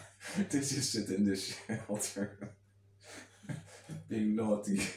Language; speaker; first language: English; non-native, fluent; Dutch